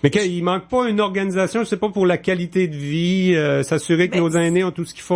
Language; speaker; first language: French; native; French